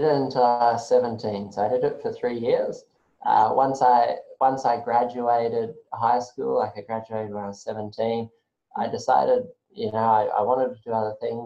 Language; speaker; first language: English; native; English